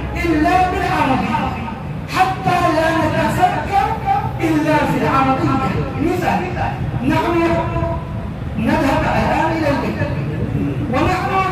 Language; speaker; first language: Arabic; non-native, fluent; Urdu